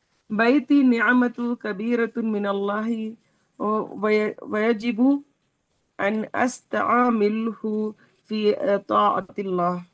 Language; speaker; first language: Arabic; non-native, learner; Urdu